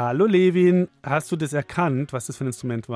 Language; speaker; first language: German; native; German